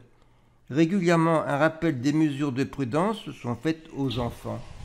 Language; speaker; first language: French; native; French